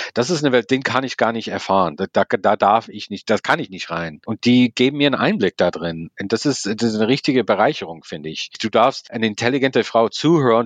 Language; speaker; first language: German; non-native, fluent; English